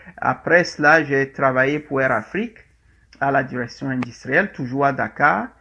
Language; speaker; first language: French; non-native, local second language; Ewe